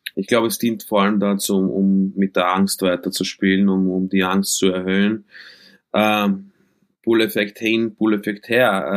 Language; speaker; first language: German; early bilingual, other home language; Croatian